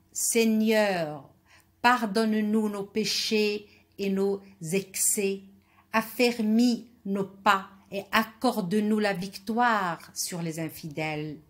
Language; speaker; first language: French; non-native, local second language; Arabic